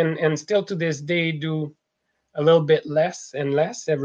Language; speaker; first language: English; non-native, fluent; French